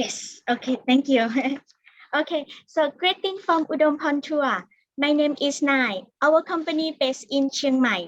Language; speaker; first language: English; non-native, learner; Thai